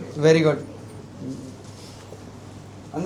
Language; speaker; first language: Telugu; native; Telugu